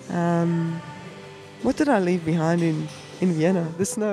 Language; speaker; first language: English; early bilingual, other home language; German